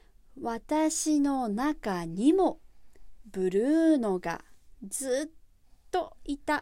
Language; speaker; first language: Japanese; native; Japanese